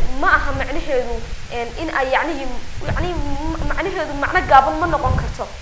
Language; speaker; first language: Somali; native; Somali